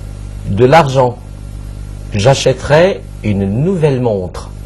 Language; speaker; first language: French; non-native, fluent; Chinese